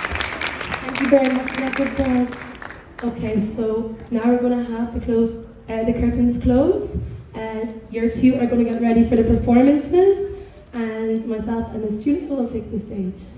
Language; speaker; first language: English; native; English